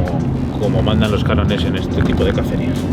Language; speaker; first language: Spanish; native; Spanish